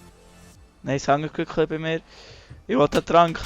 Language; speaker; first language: German; native; German